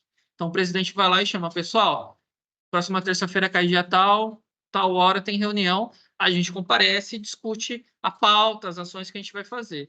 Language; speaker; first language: Portuguese; native; Portuguese